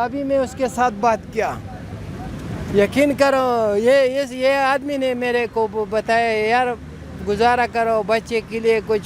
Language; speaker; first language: Hindi; non-native, local second language; Pashto